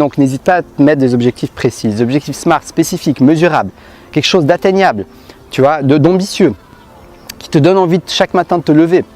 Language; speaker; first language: French; native; French